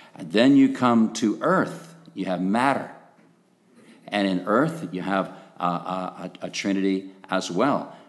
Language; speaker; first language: English; native; English